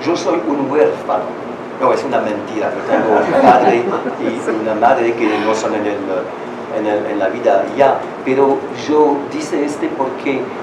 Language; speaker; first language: Spanish; non-native, learner; French